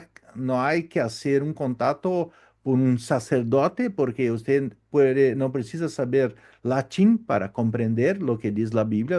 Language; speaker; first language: Spanish; non-native, learner; Portuguese